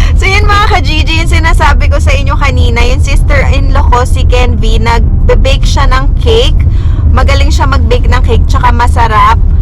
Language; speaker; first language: Filipino; native; Filipino